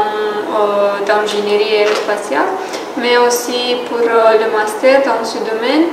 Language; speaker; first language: French; non-native, fluent; Romanian